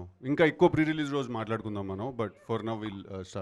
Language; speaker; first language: Telugu; native; Telugu